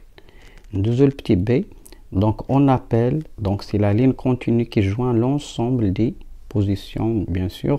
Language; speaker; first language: French; non-native, local second language; Arabic